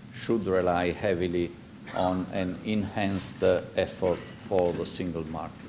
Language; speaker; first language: English; non-native, fluent; Italian